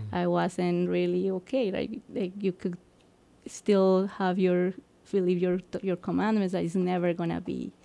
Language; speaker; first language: English; non-native, fluent; Spanish